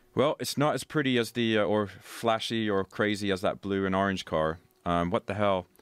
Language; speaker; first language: English; native; English